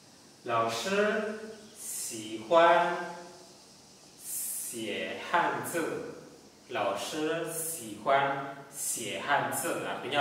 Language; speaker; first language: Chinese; non-native, fluent; Indonesian